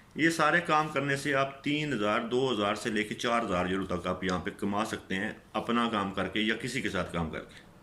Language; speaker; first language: Urdu; non-native, local second language; Punjabi